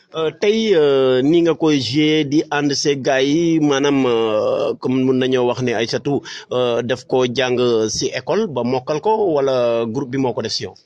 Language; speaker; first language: Wolof; non-native, local second language; Serer